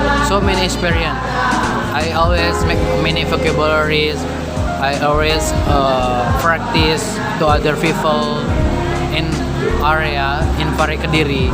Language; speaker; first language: English; non-native, learner; Indonesian